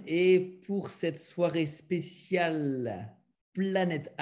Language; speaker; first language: French; native; French